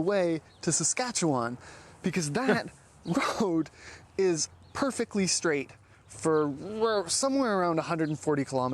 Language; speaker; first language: English; native; English